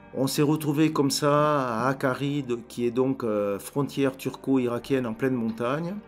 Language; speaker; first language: French; native; French